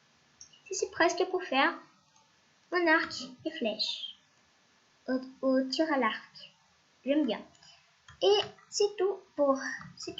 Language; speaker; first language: French; non-native, fluent; Spanish